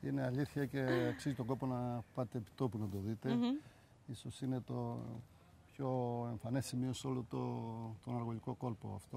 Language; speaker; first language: Greek; native; Greek